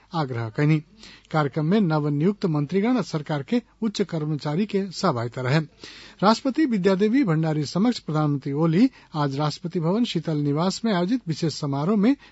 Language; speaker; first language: Bhojpuri; non-native, local second language; Nepali